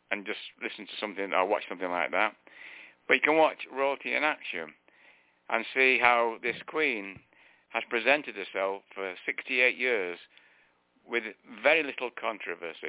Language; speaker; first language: English; native; English